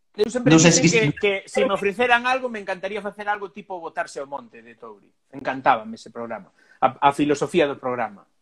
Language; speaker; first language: Galician; native; Galician